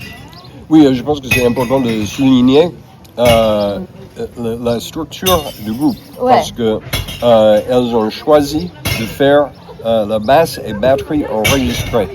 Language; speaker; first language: French; non-native, fluent; English